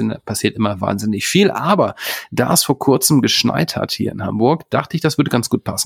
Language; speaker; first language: German; native; German